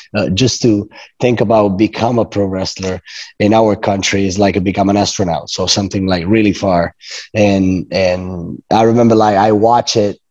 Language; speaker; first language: English; non-native, fluent; Italian